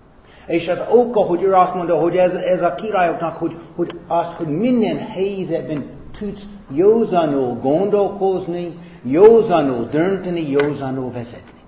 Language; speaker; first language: Hungarian; non-native, fluent; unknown